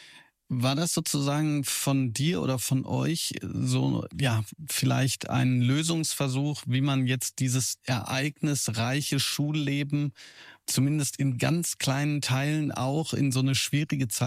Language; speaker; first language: German; native; German